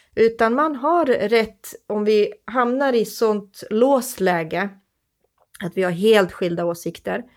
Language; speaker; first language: Swedish; non-native, fluent; Croatian